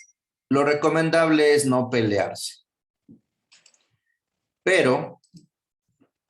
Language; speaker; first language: Spanish; native; Spanish